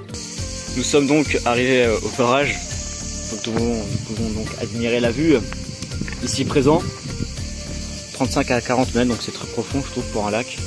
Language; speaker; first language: French; native; French